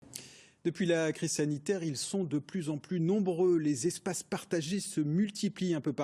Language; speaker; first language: French; native; French